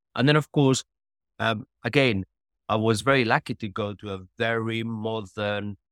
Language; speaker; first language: English; non-native, fluent; Spanish